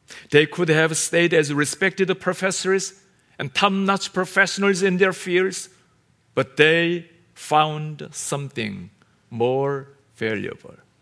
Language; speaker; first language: English; non-native, fluent; Korean